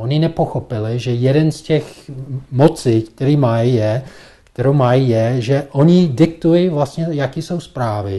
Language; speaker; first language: Czech; non-native, fluent; English